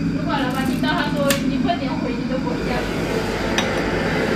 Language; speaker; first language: Chinese; non-native, fluent; Lao